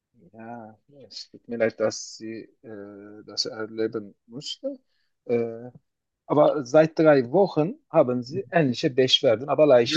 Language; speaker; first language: German; non-native, learner; Turkish